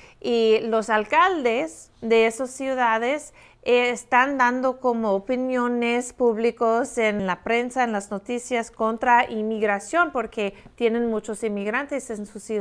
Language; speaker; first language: Spanish; non-native, fluent; English